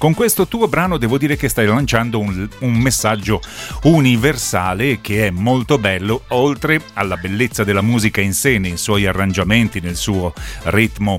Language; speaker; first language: Italian; native; Italian